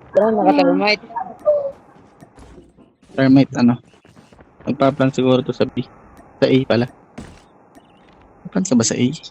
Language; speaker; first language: Filipino; native; Filipino